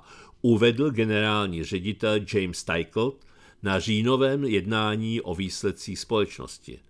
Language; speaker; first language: Czech; native; Czech